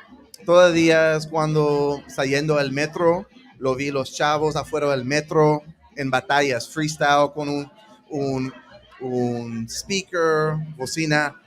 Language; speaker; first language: Spanish; early bilingual, heritage; English